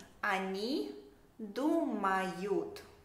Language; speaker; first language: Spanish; non-native, fluent; Russian